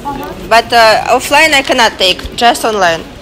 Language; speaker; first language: English; non-native, learner; Russian